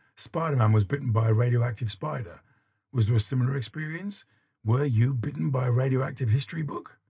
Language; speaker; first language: English; native; English